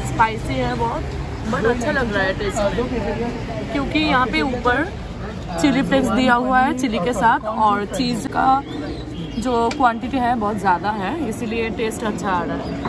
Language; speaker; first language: Hindi; non-native, local second language; Bangla